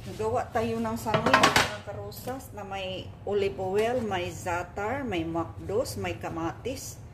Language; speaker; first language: Filipino; non-native, local second language; Cebuano